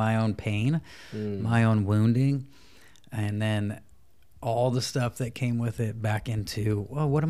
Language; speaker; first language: English; native; English